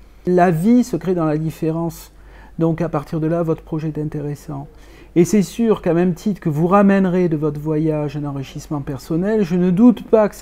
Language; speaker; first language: French; native; French